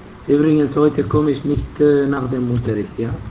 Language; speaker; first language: German; non-native, fluent; Arabic